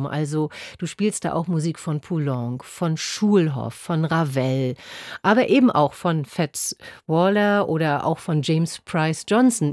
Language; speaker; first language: German; native; German